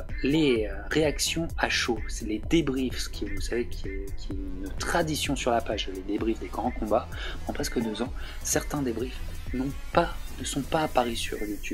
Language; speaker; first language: French; native; French